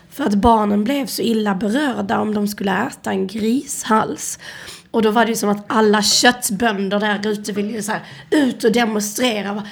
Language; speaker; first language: Swedish; native; Swedish